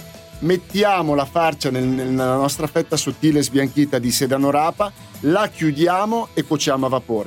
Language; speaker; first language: Italian; native; Italian